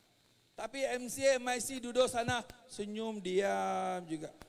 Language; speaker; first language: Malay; non-native, local second language; Tamil